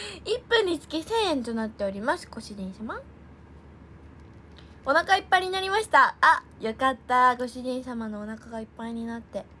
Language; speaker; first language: Japanese; native; Japanese